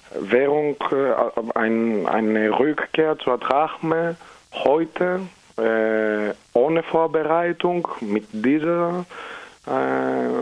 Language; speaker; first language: German; non-native, fluent; Greek